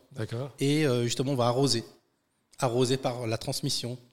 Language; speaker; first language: French; native; French